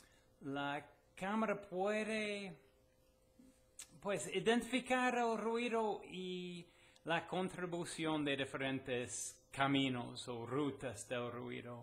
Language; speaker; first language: Spanish; non-native, fluent; English